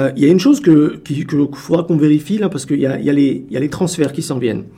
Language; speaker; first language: French; native; French